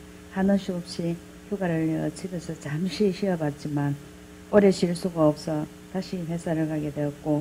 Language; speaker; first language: Korean; native; Korean